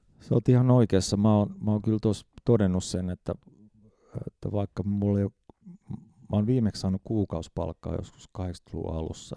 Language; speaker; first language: Finnish; native; Finnish